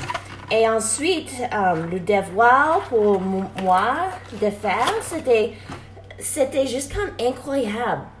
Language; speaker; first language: French; non-native, learner; English